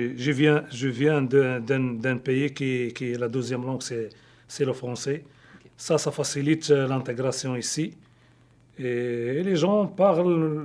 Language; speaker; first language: French; non-native, local second language; Arabic